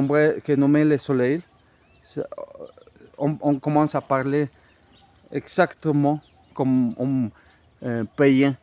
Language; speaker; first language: French; non-native, fluent; Spanish